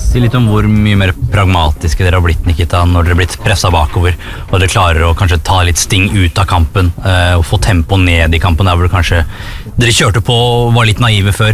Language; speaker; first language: Norwegian; native; Norwegian